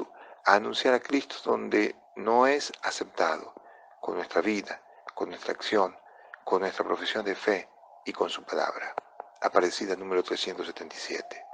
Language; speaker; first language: Spanish; non-native, fluent; Italian